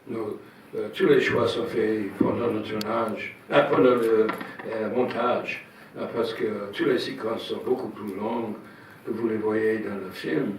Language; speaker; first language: French; non-native, fluent; English